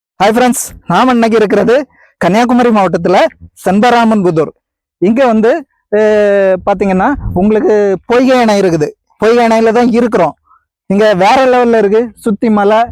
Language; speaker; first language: Tamil; native; Tamil